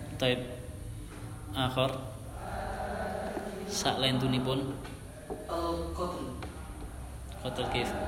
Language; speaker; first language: Arabic; non-native, fluent; Indonesian